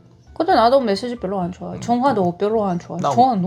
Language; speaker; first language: Korean; non-native, fluent; Russian